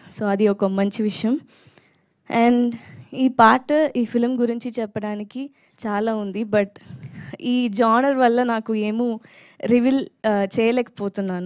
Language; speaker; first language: Telugu; non-native, learner; Tamil